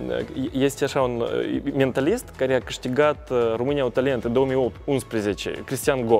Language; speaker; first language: Romanian; non-native, local second language; Russian